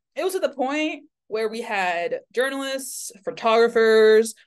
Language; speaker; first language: English; early bilingual, other home language; Chinese